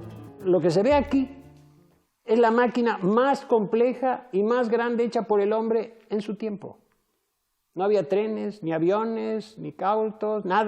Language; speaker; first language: Spanish; native; Spanish